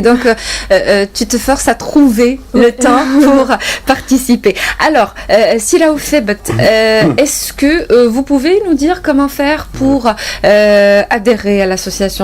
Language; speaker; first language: French; non-native, local second language; Arabic